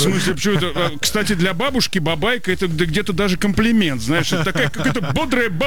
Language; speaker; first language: Russian; native; Russian